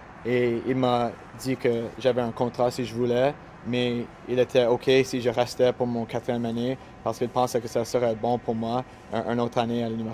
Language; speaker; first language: French; non-native, local second language; English